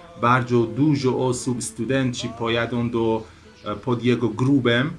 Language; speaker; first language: Polish; non-native, learner; Persian